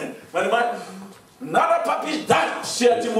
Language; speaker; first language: Russian; non-native, fluent; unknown